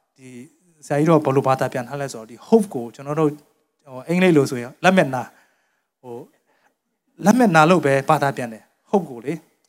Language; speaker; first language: Burmese; non-native, local second language; Tedim Chin